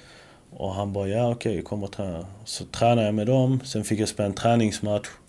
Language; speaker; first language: Swedish; early bilingual, other home language; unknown